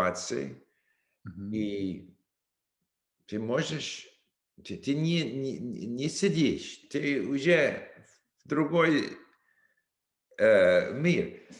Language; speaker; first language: Russian; non-native, learner; English